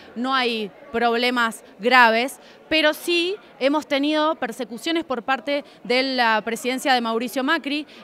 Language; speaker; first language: Spanish; native; Spanish